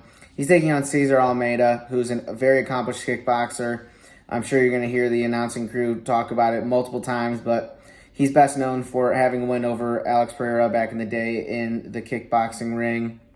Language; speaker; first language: English; native; English